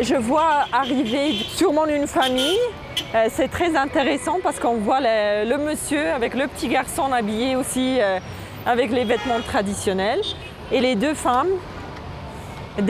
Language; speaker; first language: French; native; French